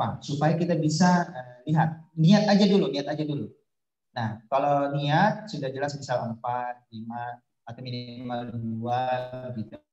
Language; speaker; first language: Indonesian; native; Indonesian